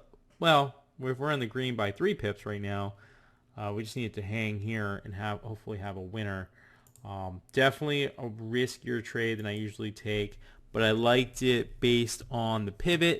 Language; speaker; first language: English; native; English